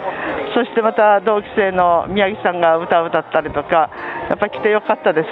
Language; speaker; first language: Japanese; native; Japanese